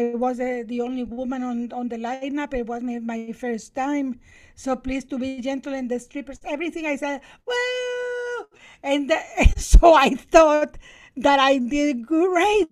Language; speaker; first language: English; non-native, fluent; Spanish